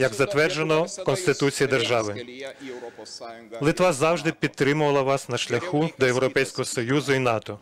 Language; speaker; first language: Ukrainian; non-native, learner; Lithuanian